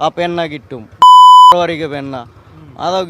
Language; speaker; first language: Malayalam; non-native, learner; Assamese